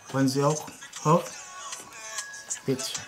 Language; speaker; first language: German; non-native, learner; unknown